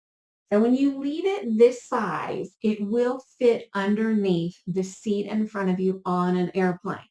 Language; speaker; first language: English; native; English